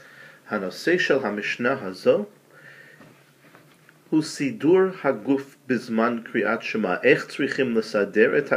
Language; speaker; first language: Hebrew; non-native, fluent; English